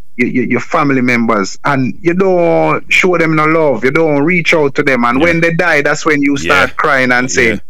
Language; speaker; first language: English; non-native, local second language; Jamaican Creole English